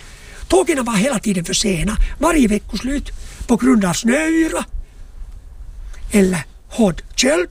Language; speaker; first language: Swedish; non-native, local second language; Finnish